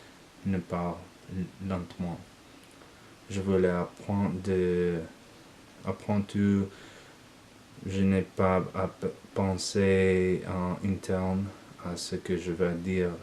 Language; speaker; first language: French; non-native, learner; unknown